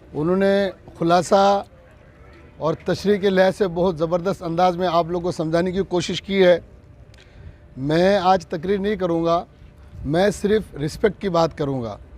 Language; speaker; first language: Urdu; non-native, local second language; Bangla